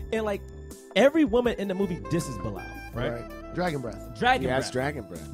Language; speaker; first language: English; native; English